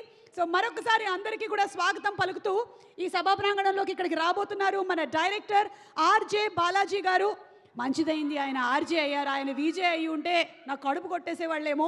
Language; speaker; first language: Telugu; native; Telugu